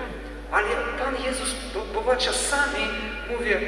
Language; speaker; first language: Polish; non-native, learner; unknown